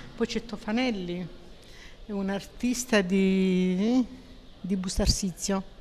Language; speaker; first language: Italian; native; Italian